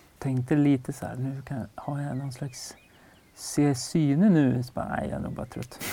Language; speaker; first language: Swedish; native; Swedish